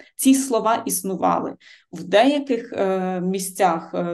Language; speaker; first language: Ukrainian; native; Ukrainian